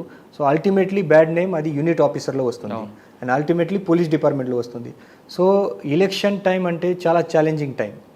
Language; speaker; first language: Telugu; non-native, fluent; Marathi